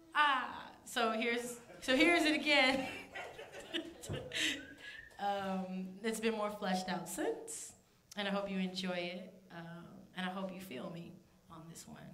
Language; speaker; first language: English; native; English